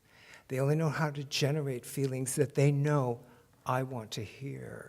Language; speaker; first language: English; native; English